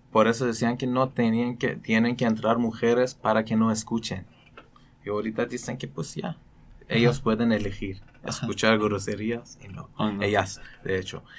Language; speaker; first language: Spanish; non-native, learner; Persian